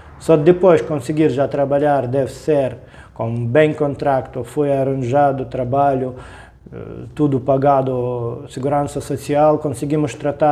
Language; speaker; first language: Portuguese; non-native, learner; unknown